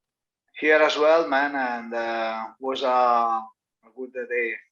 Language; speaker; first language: English; non-native, learner; Italian